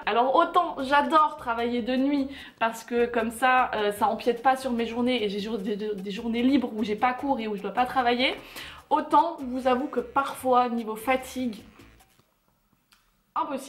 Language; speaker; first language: French; native; French